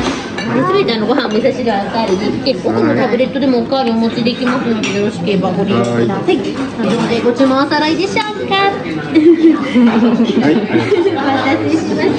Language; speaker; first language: Japanese; native; Japanese